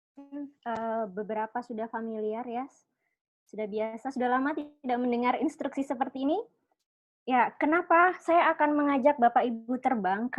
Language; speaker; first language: Indonesian; native; Indonesian